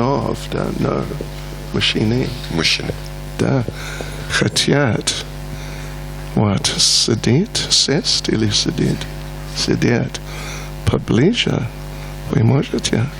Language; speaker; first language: Russian; non-native, learner; English